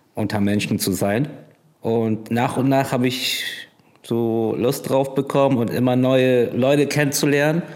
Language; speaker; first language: German; native; German